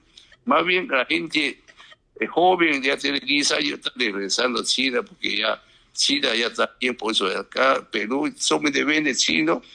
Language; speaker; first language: Spanish; non-native, learner; Chinese